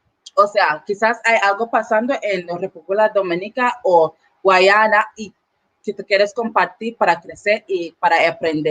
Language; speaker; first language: Spanish; non-native, learner; English